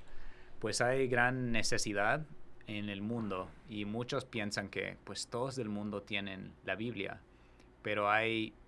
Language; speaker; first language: Spanish; non-native, fluent; English